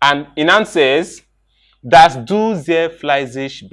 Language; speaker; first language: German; non-native, fluent; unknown